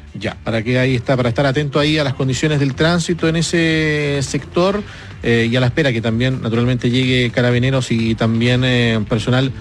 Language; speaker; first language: Spanish; native; Spanish